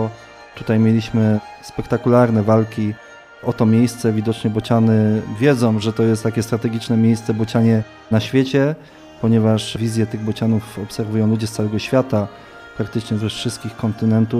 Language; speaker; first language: Polish; native; Polish